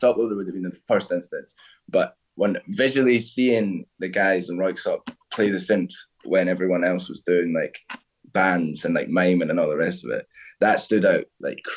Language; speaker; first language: English; native; English